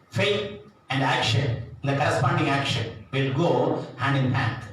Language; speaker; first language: English; non-native, local second language; Tamil